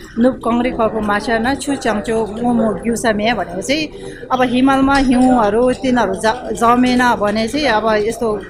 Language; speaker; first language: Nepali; non-native, local second language; Sherpa